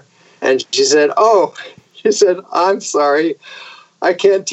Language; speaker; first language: English; native; English